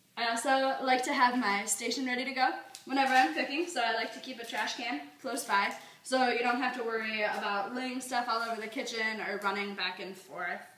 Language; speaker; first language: English; native; English